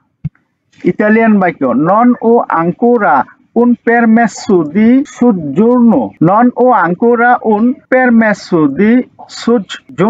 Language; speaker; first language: Italian; non-native, learner; Bangla